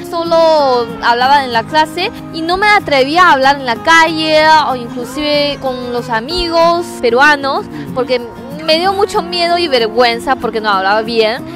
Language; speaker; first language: Spanish; non-native, fluent; Chinese